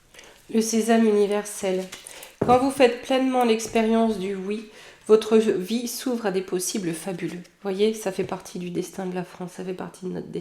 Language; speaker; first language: French; native; French